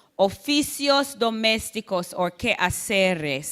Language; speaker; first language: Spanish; non-native, fluent; English